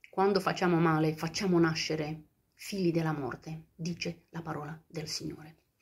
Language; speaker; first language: Italian; non-native, fluent; Romanian